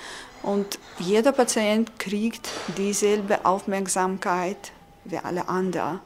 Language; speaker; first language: German; non-native, learner; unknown